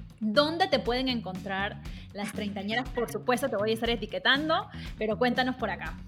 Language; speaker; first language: Spanish; native; Spanish